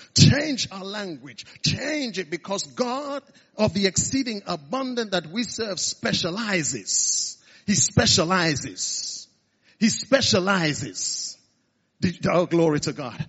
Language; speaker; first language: English; non-native, local second language; Igbo